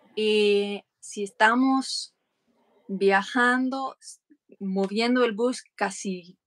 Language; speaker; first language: Spanish; non-native, fluent; English